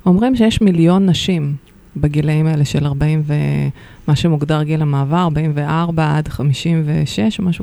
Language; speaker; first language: Hebrew; native; Hebrew